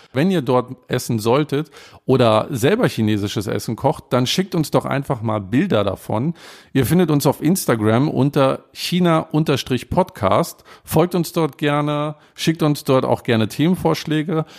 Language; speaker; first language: German; native; German